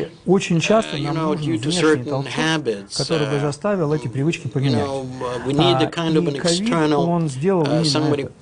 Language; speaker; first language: Russian; native; Russian